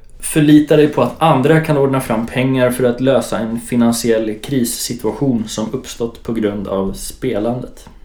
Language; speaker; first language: Swedish; native; Swedish